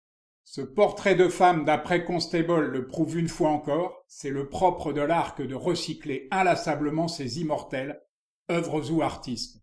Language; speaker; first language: French; native; French